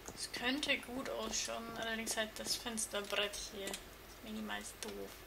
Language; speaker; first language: German; native; German